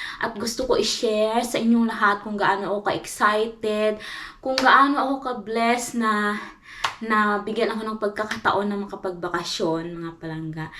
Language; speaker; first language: Filipino; non-native, local second language; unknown